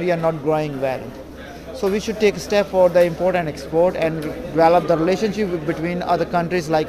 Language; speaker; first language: English; non-native, local second language; Urdu